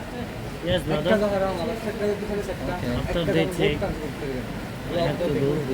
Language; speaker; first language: English; non-native, learner; Bangla